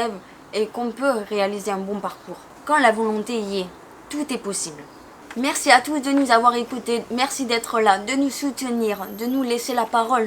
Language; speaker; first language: French; native; French